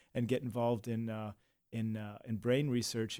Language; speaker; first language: English; native; English